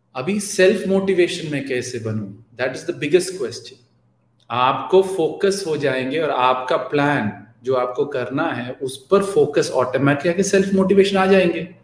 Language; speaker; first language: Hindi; non-native, local second language; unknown